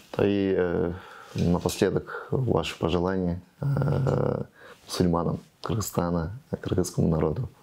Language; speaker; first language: Russian; non-native, local second language; Kyrgyz